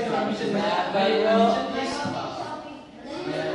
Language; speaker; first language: English; non-native, learner; Indonesian